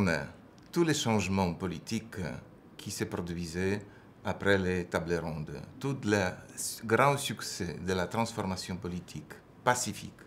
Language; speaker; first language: French; non-native, fluent; Polish